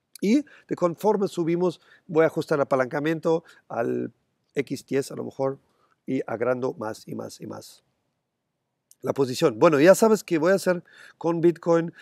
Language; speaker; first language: Spanish; non-native, fluent; German